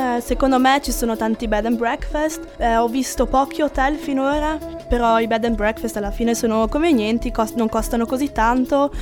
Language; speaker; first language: Italian; non-native, local second language; German